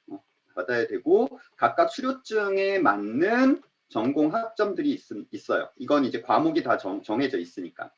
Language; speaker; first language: Korean; native; Korean